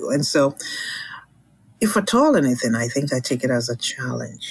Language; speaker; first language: English; non-native, local second language; Yoruba